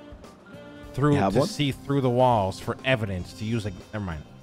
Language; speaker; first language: English; native; English